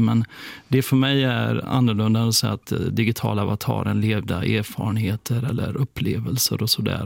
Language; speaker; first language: Swedish; native; Swedish